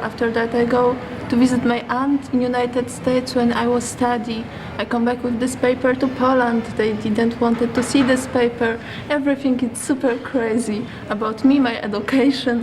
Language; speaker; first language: English; non-native, learner; Polish